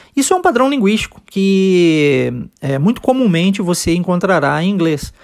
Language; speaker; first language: Portuguese; early bilingual, heritage; Portuguese